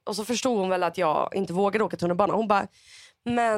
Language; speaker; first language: Swedish; native; Swedish